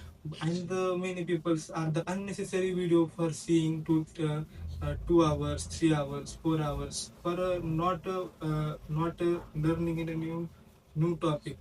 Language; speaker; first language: English; non-native, learner; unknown